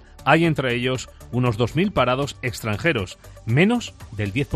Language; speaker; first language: Spanish; native; Spanish